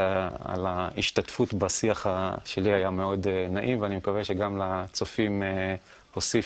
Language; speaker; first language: Hebrew; native; Hebrew